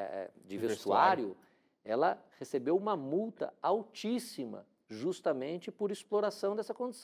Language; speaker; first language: Portuguese; native; Portuguese